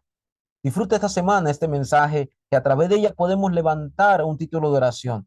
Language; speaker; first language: Spanish; native; Spanish